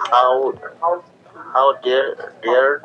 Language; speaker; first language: English; non-native, learner; Bangla